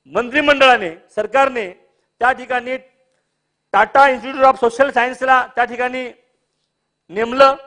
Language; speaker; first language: Marathi; native; Marathi